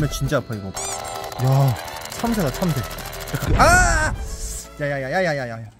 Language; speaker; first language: Korean; native; Korean